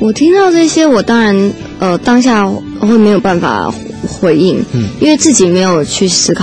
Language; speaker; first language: Chinese; native; Chinese